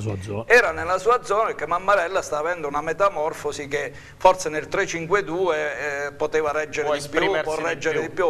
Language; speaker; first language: Italian; native; Italian